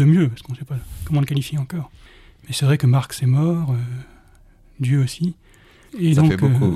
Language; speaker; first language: French; native; French